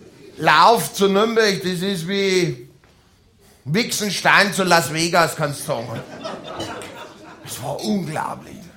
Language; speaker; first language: German; native; German